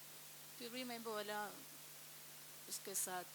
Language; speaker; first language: Hindi; non-native, local second language; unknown